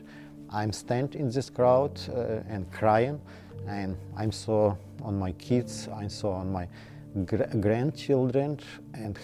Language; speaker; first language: English; non-native, learner; Ukrainian